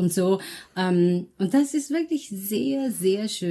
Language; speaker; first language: German; early bilingual, other home language; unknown